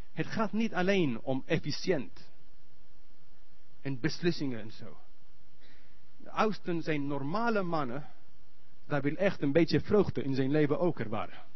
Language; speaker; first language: Dutch; non-native, learner; English